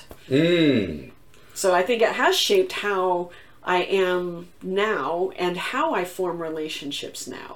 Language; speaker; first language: English; native; English